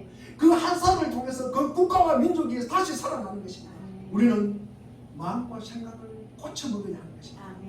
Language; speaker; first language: Korean; native; Korean